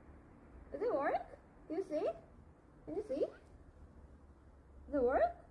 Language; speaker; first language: English; non-native, fluent; Korean